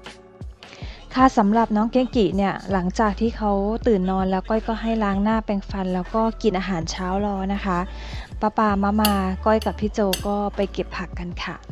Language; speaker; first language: Thai; native; Thai